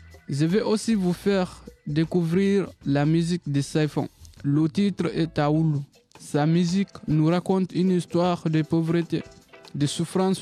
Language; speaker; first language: French; non-native, local second language; Mandingo